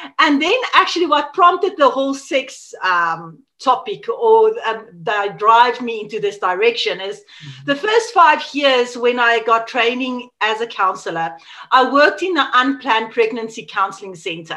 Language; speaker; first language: English; non-native, local second language; Afrikaans